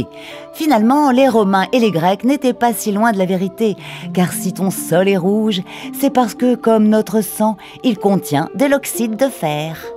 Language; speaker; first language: French; native; French